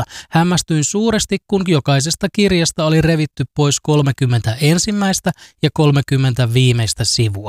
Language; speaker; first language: Finnish; native; Finnish